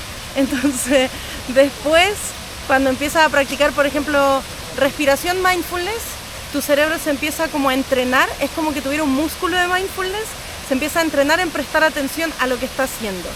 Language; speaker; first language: Spanish; native; Spanish